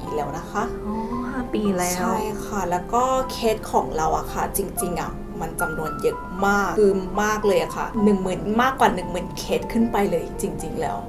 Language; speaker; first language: Thai; non-native, fluent; Korean